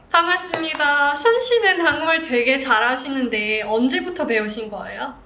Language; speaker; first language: Korean; non-native, fluent; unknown